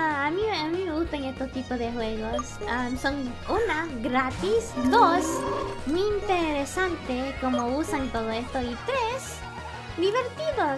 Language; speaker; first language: Spanish; early bilingual, heritage; English